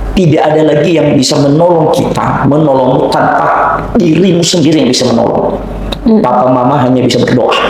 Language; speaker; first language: Indonesian; non-native, local second language; Nias